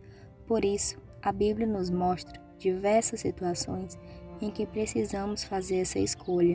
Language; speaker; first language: Portuguese; native; Portuguese